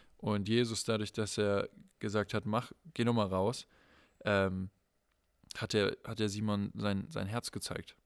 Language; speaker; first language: German; native; German